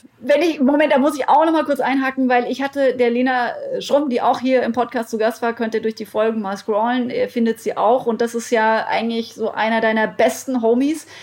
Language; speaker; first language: German; native; German